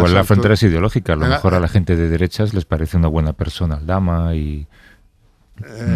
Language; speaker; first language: Spanish; native; Spanish